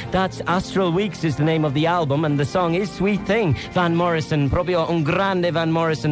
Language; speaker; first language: English; native; English